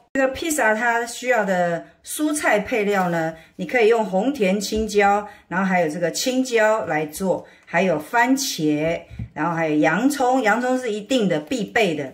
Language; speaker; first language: Chinese; native; Chinese